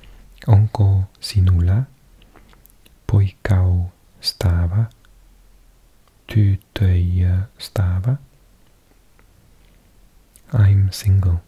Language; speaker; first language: Finnish; non-native, learner; English